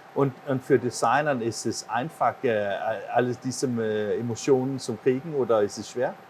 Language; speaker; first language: German; non-native, learner; English